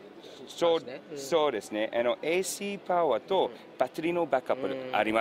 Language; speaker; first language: Japanese; non-native, learner; English